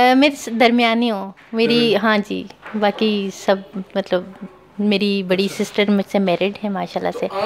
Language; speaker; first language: Urdu; non-native, local second language; Pashto